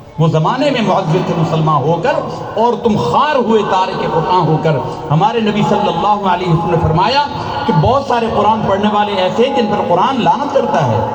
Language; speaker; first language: Urdu; non-native, local second language; Punjabi